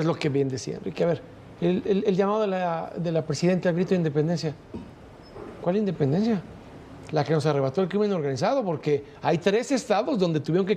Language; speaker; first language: Spanish; native; Spanish